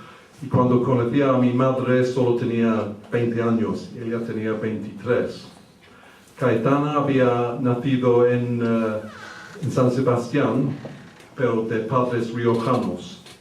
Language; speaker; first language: Spanish; early bilingual, heritage; English